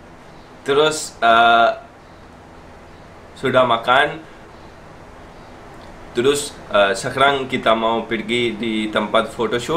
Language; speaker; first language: Indonesian; non-native, learner; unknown